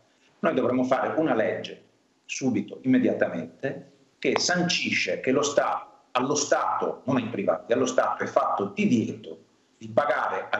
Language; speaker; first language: Italian; native; Italian